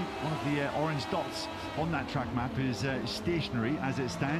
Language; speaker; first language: English; native; English